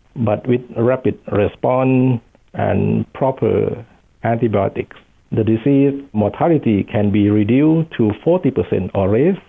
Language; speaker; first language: English; non-native, fluent; Thai